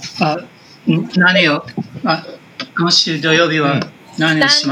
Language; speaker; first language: Japanese; non-native, learner; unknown